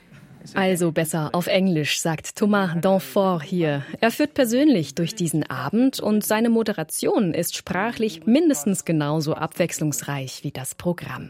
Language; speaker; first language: German; native; German